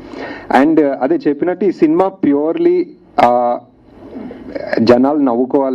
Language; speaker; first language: Telugu; native; Telugu